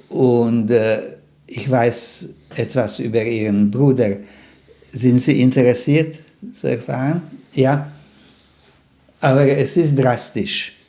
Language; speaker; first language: German; non-native, fluent; Slovak